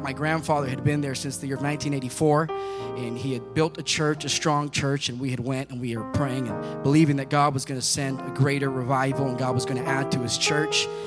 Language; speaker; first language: English; native; English